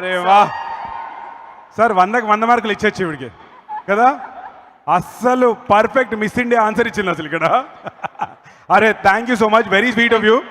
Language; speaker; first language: Telugu; native; Telugu